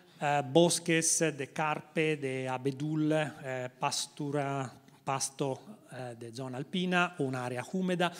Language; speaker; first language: Spanish; non-native, learner; Italian